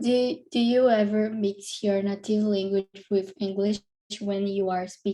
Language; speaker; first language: English; non-native, learner; Portuguese